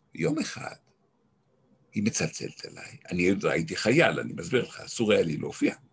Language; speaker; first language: Hebrew; non-native, local second language; German